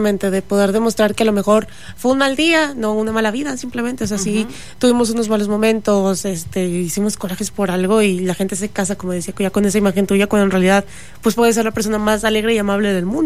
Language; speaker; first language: Spanish; native; Spanish